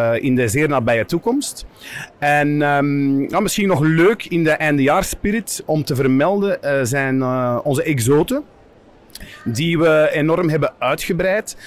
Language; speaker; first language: Dutch; native; Dutch